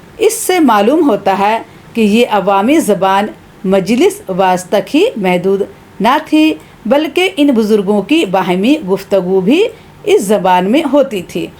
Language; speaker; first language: Urdu; native; Urdu